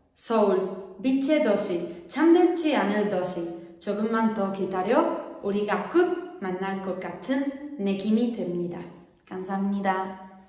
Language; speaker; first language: Korean; non-native, learner; Spanish